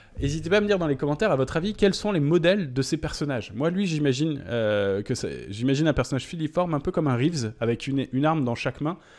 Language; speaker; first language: French; native; French